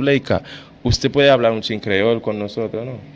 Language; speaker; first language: Spanish; non-native, fluent; Haitian Creole